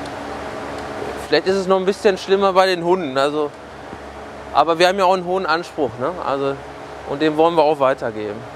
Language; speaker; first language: German; native; German